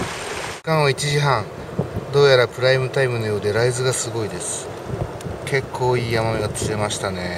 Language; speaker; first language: Japanese; native; Japanese